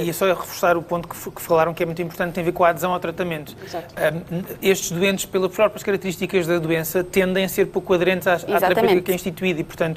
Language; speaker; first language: Portuguese; native; Portuguese